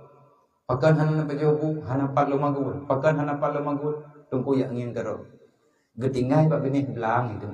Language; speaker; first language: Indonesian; non-native, local second language; Achinese